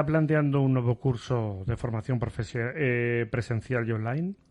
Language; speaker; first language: Spanish; native; Spanish